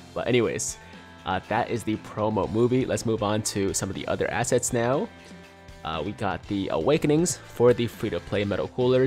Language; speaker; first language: English; native; English